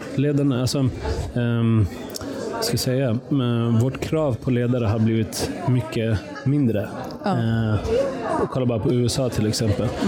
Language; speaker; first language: Swedish; early bilingual, other home language; Persian